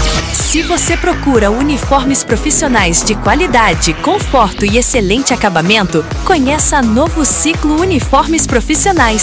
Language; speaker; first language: Portuguese; native; Portuguese